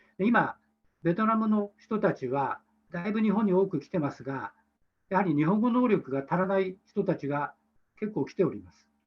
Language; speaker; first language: Japanese; native; Japanese